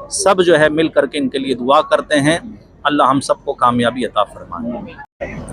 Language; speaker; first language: Urdu; non-native, local second language; Gujarati